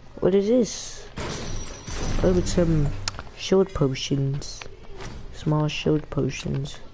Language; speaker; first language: English; native; English